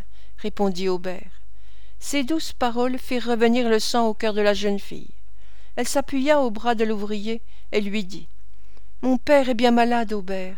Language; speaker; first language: French; native; French